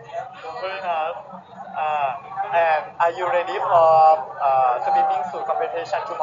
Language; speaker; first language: English; non-native, learner; Thai